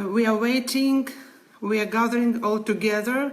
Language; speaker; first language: English; non-native, learner; Ukrainian